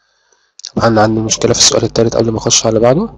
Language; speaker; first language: Arabic; native; Arabic